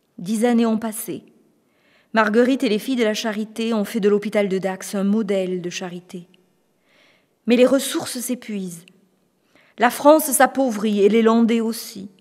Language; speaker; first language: French; native; French